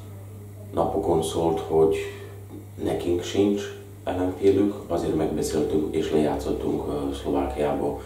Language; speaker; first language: Hungarian; non-native, fluent; Slovak